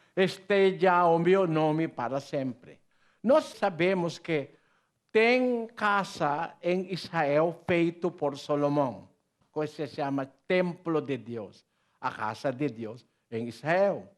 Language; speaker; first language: Portuguese; non-native, learner; Filipino